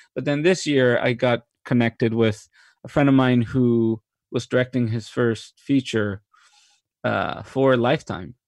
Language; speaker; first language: English; non-native, fluent; Spanish